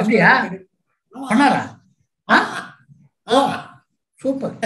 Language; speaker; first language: Tamil; native; Tamil